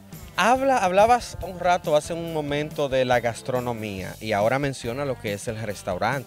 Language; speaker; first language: Spanish; native; Spanish